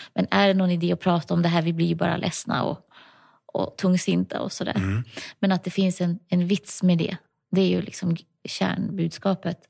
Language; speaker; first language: Swedish; native; Swedish